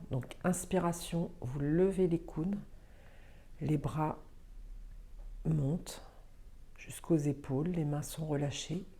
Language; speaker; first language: French; native; French